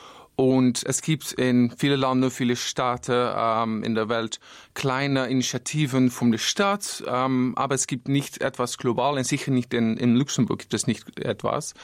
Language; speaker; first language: German; non-native, learner; Dutch